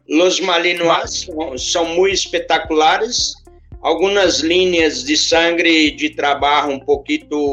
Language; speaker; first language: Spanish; non-native, learner; Portuguese